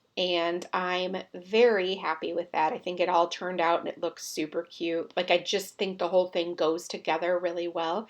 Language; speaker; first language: English; native; English